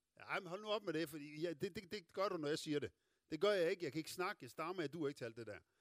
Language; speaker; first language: Danish; native; Danish